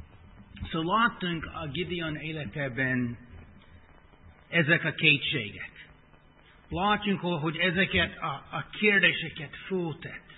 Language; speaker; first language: Hungarian; non-native, fluent; English